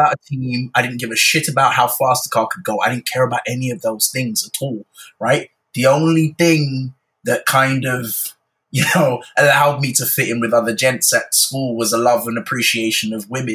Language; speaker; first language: English; native; English